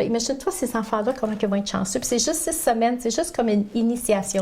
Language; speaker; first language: French; native; French